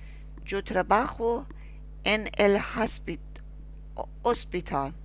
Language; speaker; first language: Spanish; non-native, fluent; Persian